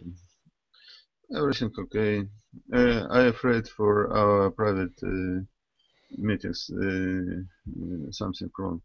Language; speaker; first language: English; non-native, learner; Russian